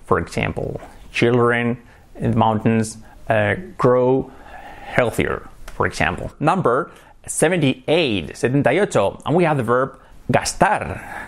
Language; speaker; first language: English; non-native, fluent; Spanish